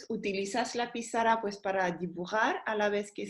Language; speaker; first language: Spanish; non-native, fluent; French